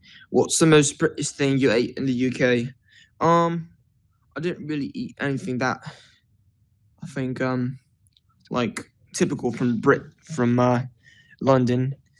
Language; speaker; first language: English; early bilingual, other home language; Spanish